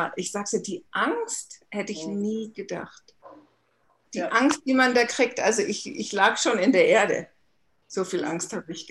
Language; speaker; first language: German; native; German